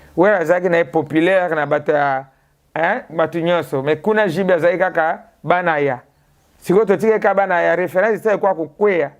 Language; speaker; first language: Lingala; native; Lingala